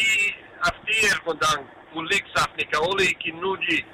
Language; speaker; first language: Greek; early bilingual, heritage; Greek